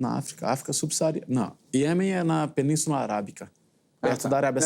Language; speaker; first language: Portuguese; native; Portuguese